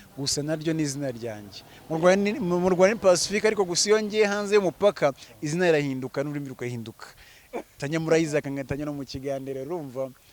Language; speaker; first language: Kinyarwanda; early bilingual, heritage; Kinyarwanda